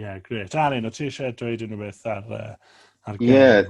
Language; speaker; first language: Welsh; native; Welsh